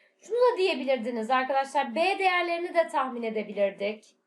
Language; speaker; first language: Turkish; native; Turkish